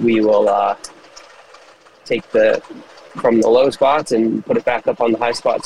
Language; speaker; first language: English; native; English